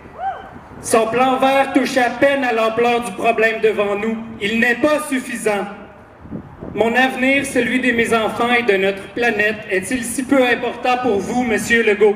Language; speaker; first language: French; native; French